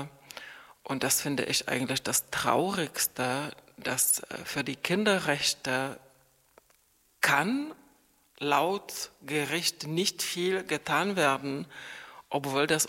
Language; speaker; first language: German; non-native, fluent; Czech